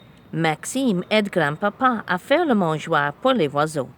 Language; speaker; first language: French; non-native, fluent; English